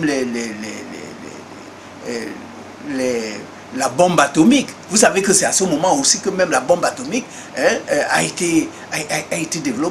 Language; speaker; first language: French; non-native, local second language; Duala